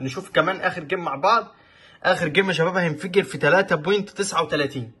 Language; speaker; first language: Arabic; native; Arabic